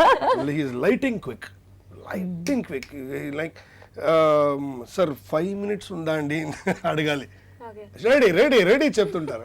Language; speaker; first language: Telugu; non-native, learner; Kannada